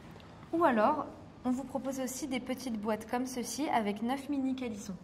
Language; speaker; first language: French; native; French